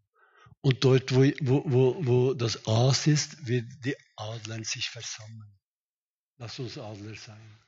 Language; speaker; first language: German; non-native, fluent; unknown